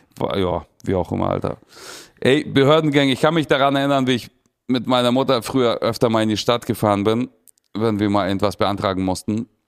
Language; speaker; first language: German; early bilingual, other home language; Russian